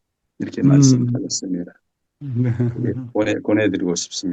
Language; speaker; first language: Korean; native; Korean